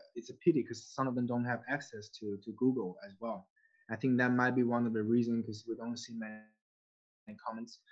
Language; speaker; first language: English; non-native, fluent; Chinese